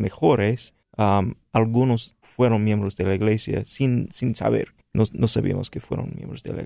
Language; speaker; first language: Spanish; non-native, fluent; English